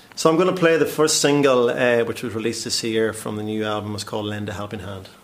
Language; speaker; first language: English; native; English